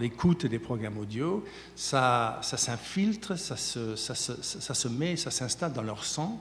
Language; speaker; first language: French; native; French